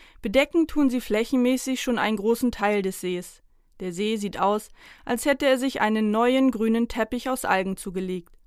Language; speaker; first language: German; native; German